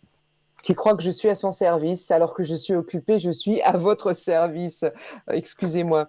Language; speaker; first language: French; native; French